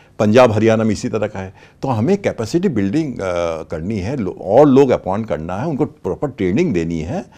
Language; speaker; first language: Hindi; native; Hindi